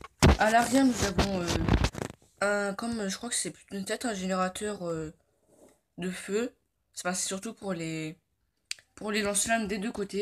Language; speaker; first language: French; native; French